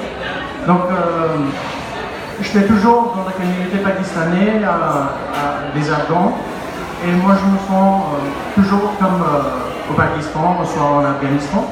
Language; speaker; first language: French; non-native, learner; Pashto